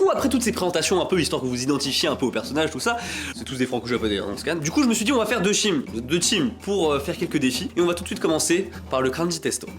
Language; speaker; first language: French; native; French